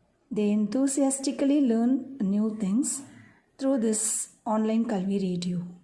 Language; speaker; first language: English; non-native, local second language; Tamil